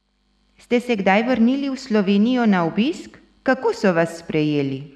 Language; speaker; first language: Slovenian; native; Slovenian